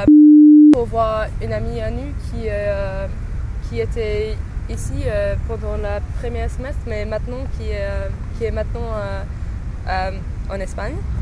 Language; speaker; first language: French; non-native, learner; English